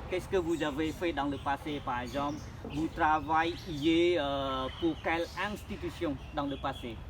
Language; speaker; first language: French; non-native, fluent; Khmer